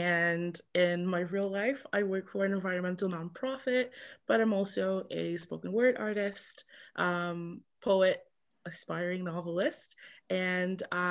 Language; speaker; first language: English; early bilingual, other home language; French